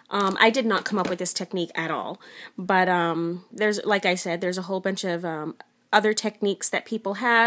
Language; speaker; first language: English; native; English